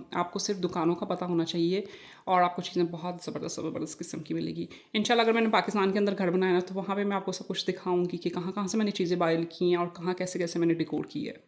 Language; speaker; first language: Urdu; non-native, local second language; Punjabi